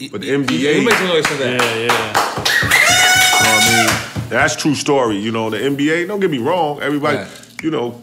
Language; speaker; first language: English; native; English